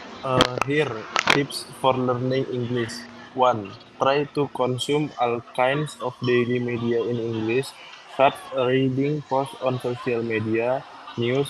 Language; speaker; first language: English; non-native, learner; Indonesian